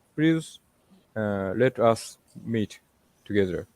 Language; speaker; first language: English; non-native, learner; Japanese